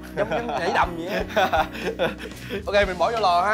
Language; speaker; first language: Vietnamese; early bilingual, heritage; Vietnamese